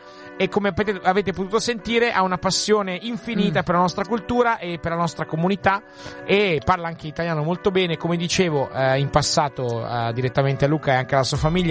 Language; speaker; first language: Italian; native; Italian